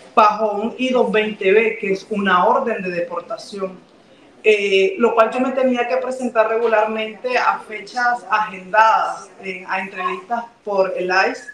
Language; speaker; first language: Spanish; native; Spanish